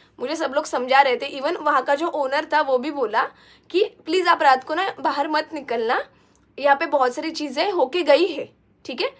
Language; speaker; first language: Hindi; non-native, local second language; Marathi